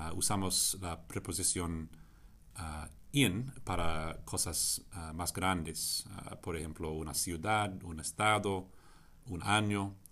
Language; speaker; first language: Spanish; non-native, fluent; English